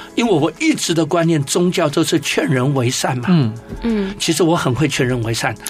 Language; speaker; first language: Chinese; native; Chinese